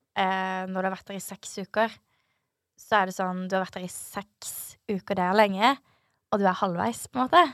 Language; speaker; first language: Norwegian; native; Norwegian